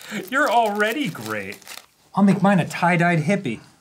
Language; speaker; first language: English; native; English